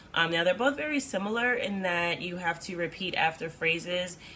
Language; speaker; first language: English; native; English